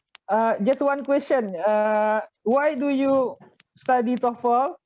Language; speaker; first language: English; non-native, fluent; Indonesian